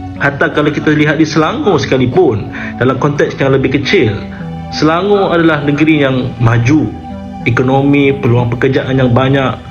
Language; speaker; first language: Malay; native; Malay